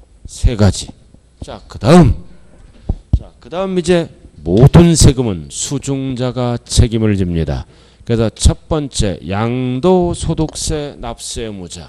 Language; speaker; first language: Korean; native; Korean